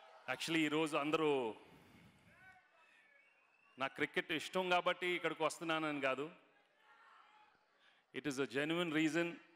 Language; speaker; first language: Telugu; native; Telugu